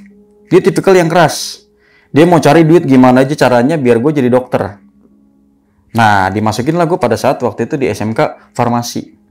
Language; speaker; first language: Indonesian; native; Indonesian